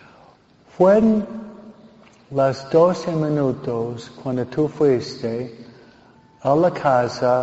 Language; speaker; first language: Spanish; non-native, fluent; English